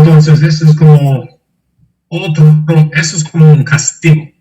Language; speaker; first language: Spanish; non-native, fluent; English